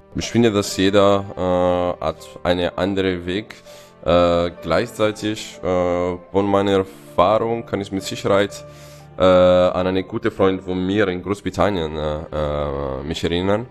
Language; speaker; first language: German; non-native, fluent; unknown